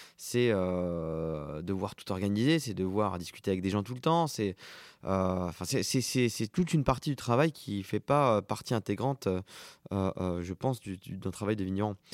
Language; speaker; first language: French; non-native, local second language; Arabic